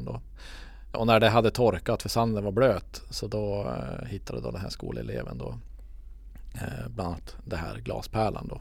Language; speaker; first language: Swedish; native; Swedish